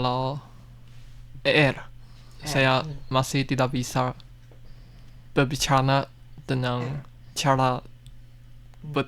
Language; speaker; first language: Indonesian; non-native, learner; Chinese